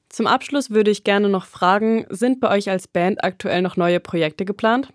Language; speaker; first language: German; native; German